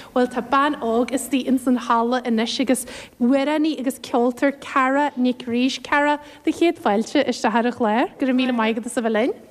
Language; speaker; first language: Irish; native; Irish